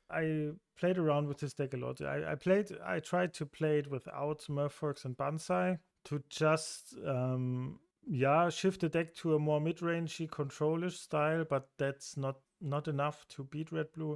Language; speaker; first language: English; non-native, fluent; German